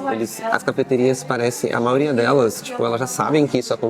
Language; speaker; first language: Portuguese; native; Portuguese